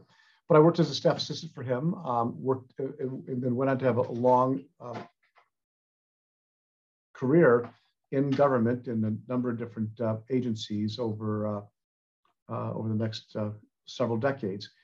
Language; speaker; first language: English; native; English